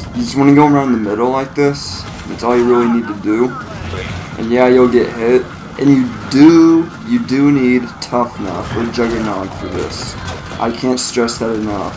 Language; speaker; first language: English; native; English